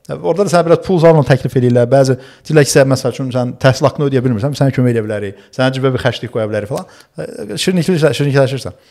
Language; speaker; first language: Azerbaijani; early bilingual, other home language; Turkish